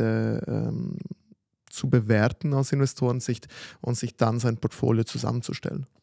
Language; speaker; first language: German; native; German